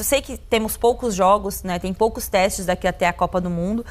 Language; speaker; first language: Portuguese; native; Portuguese